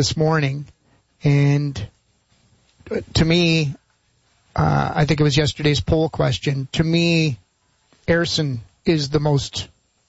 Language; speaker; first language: English; native; English